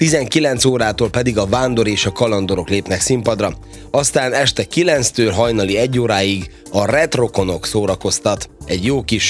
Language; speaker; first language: Hungarian; native; Hungarian